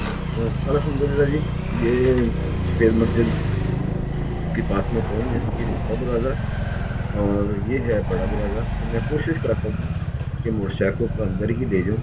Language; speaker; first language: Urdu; non-native, local second language; Punjabi